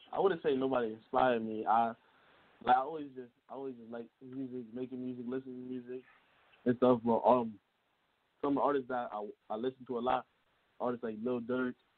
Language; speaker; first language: English; native; English